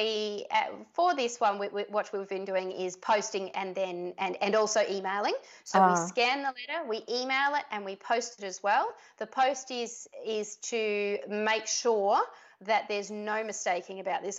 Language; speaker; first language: English; native; English